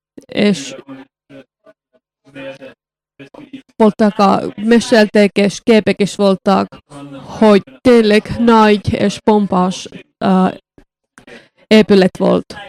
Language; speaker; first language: Hungarian; non-native, learner; Finnish